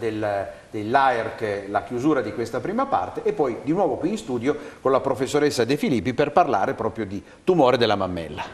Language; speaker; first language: Italian; native; Italian